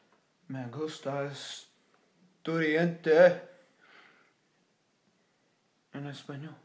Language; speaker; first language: Spanish; non-native, learner; English